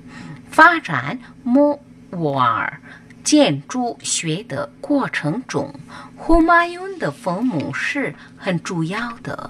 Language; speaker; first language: Chinese; non-native, fluent; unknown